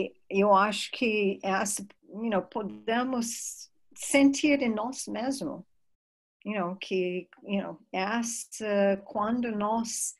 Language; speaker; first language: Portuguese; non-native, fluent; English